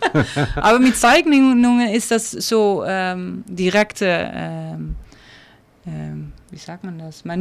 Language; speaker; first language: German; non-native, learner; Dutch